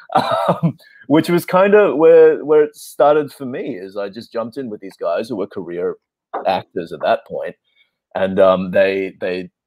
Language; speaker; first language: English; native; English